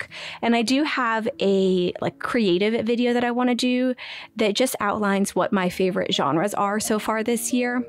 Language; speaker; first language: English; native; English